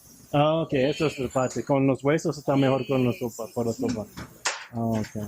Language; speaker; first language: Spanish; non-native, learner; English